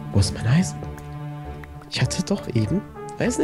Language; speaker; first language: German; native; German